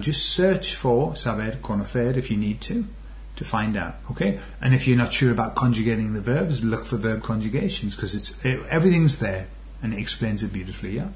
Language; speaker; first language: English; native; English